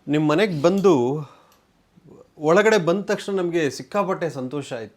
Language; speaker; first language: Kannada; native; Kannada